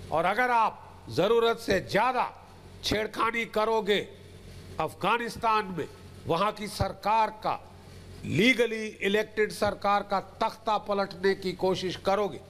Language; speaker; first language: Hindi; native; Hindi